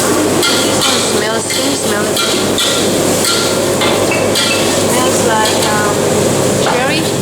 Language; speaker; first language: English; non-native, fluent; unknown